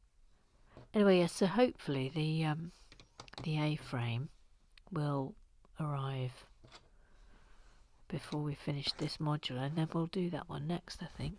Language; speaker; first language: English; native; English